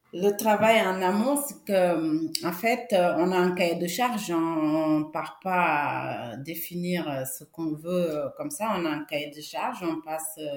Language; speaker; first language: French; non-native, local second language; Wolof